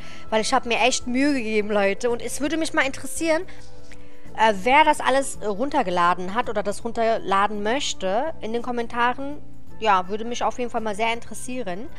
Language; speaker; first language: German; native; German